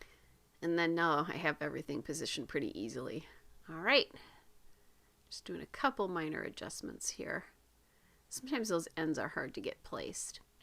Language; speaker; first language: English; native; English